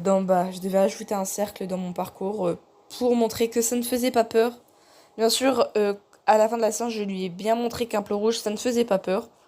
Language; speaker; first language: French; native; French